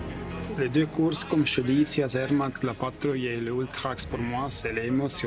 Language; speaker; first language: French; non-native, local second language; German